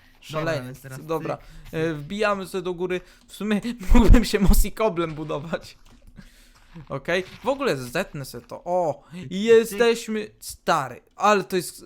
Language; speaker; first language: Polish; native; Polish